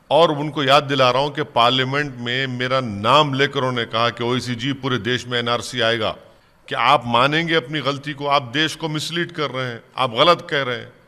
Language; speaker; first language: Urdu; native; Urdu